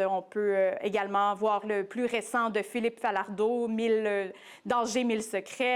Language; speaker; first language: French; native; French